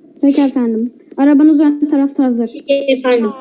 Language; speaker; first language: Turkish; native; Turkish